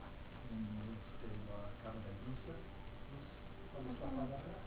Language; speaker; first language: Spanish; non-native, fluent; English